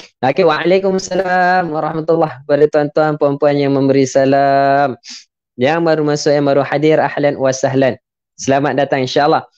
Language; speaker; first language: Malay; native; Malay